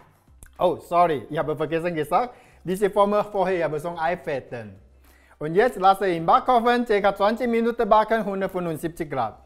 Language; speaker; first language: German; non-native, learner; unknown